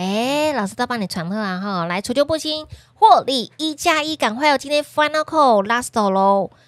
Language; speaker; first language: Chinese; native; Chinese